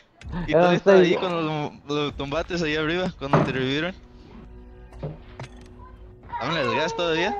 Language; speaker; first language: Spanish; early bilingual, heritage; English